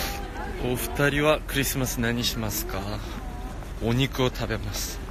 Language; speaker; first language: Japanese; non-native, fluent; Korean